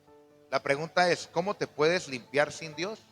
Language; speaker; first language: Spanish; native; Spanish